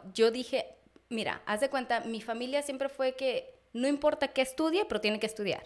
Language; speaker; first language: Spanish; native; Spanish